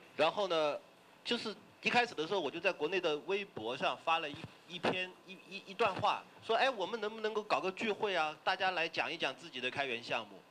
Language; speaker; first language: Chinese; native; Chinese